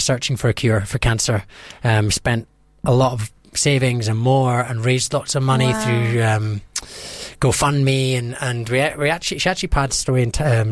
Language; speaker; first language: English; native; English